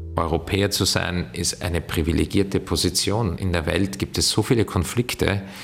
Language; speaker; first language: German; native; German